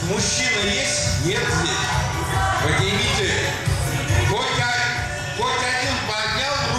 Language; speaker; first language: Russian; non-native, local second language; Tatar